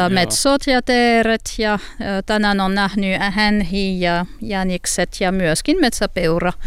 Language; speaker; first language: Finnish; non-native, learner; French